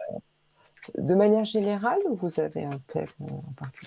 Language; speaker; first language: French; native; French